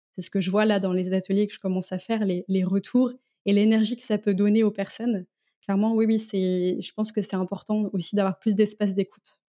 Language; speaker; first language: French; native; French